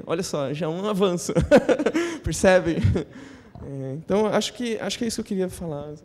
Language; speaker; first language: Portuguese; native; Portuguese